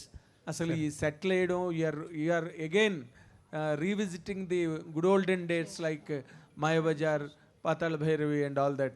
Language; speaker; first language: Telugu; native; Telugu